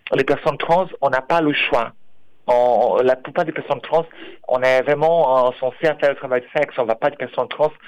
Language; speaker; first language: French; non-native, fluent; Portuguese